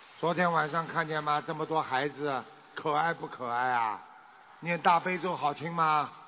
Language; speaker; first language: Chinese; native; Chinese